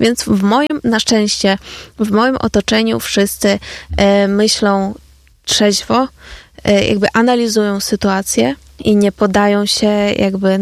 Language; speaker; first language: Polish; non-native, fluent; Ukrainian